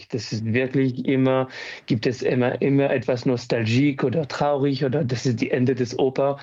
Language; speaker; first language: German; non-native, fluent; French